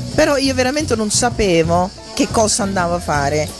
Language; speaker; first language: Italian; non-native, fluent; Dutch